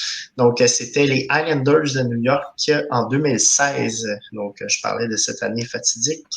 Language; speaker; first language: French; native; French